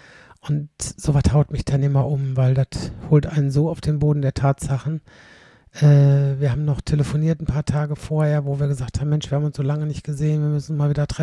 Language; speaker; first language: German; native; German